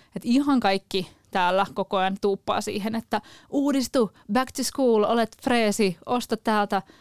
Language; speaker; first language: Finnish; native; Finnish